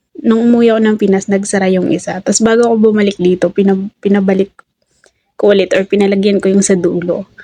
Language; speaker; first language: Filipino; native; Filipino